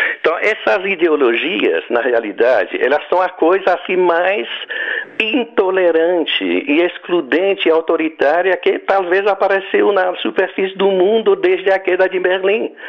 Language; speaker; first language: Portuguese; non-native, fluent; French